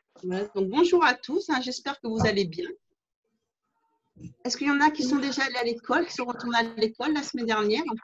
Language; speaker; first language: French; native; French